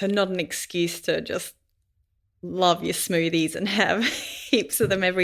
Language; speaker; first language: English; native; English